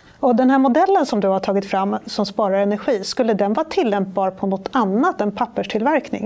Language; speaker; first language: Swedish; native; Swedish